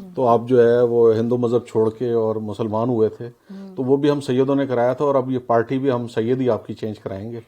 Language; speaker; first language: Urdu; native; Urdu